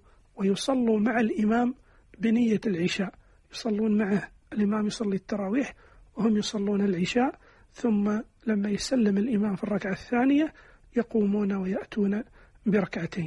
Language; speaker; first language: Arabic; native; Arabic